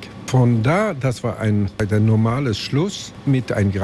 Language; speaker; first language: German; non-native, learner; Swedish